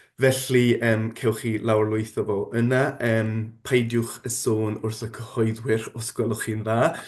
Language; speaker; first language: Welsh; non-native, fluent; English